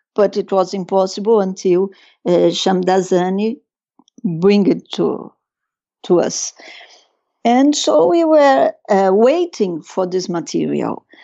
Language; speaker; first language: English; non-native, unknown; Portuguese